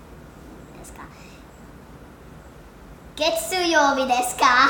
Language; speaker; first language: Japanese; non-native, learner; English